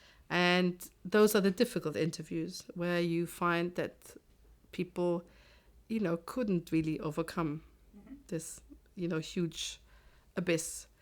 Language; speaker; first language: English; non-native, fluent; German